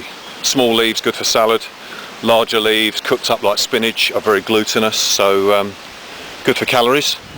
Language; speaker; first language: English; native; English